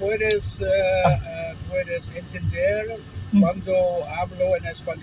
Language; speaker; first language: Spanish; non-native, fluent; German